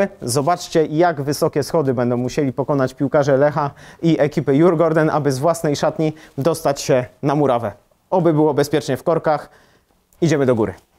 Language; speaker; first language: Polish; native; Polish